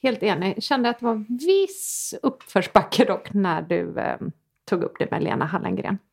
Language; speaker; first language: Swedish; native; Swedish